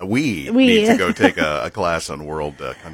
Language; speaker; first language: English; native; English